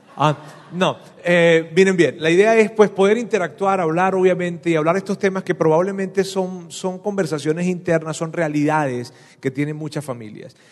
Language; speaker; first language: Spanish; native; Spanish